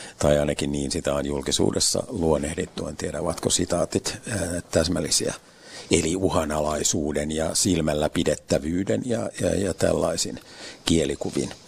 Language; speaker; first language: Finnish; native; Finnish